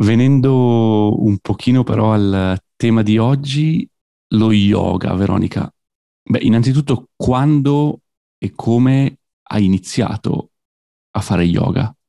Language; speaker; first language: Italian; native; Italian